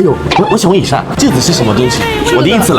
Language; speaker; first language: Chinese; non-native, learner; Korean